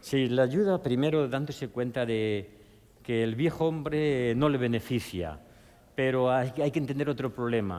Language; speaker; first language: Spanish; native; Spanish